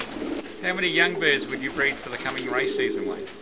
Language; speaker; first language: English; native; English